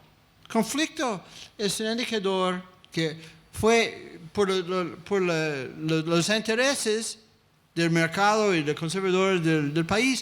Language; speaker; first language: Spanish; non-native, fluent; English